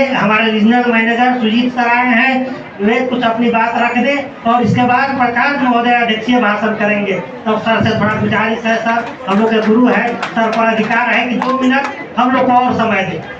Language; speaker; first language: Hindi; native; Hindi